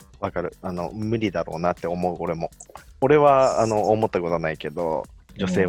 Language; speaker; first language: Japanese; native; Japanese